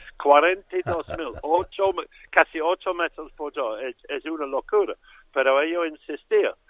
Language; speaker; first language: Spanish; non-native, fluent; English